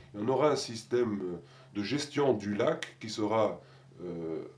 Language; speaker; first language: French; non-native, local second language; Arabic